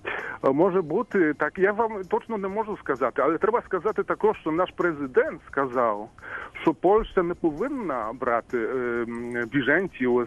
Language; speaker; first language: Ukrainian; non-native, fluent; Polish